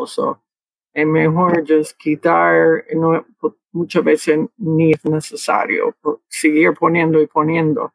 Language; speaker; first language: Spanish; early bilingual, heritage; Spanish